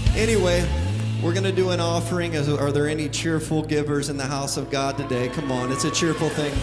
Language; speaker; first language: English; native; English